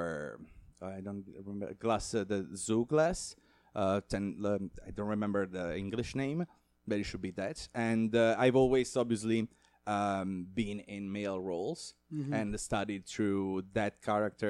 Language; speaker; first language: English; non-native, fluent; Italian